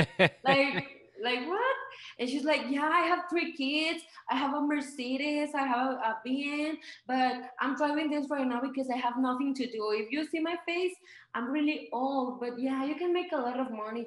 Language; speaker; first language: English; non-native, fluent; Spanish